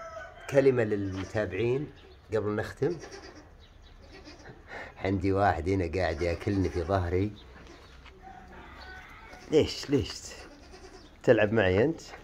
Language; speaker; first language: Arabic; native; Arabic